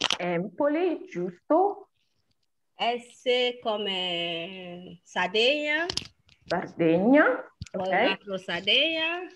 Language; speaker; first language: Italian; non-native, fluent; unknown